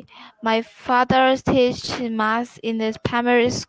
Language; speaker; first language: English; non-native, learner; Vietnamese